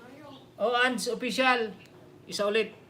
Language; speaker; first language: Filipino; non-native, local second language; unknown